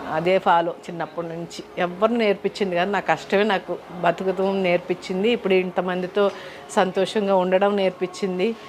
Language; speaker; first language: Telugu; native; Telugu